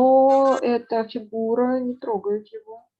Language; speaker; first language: Russian; native; Russian